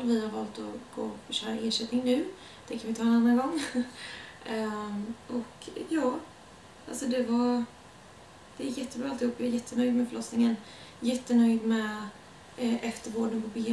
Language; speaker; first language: Swedish; native; Swedish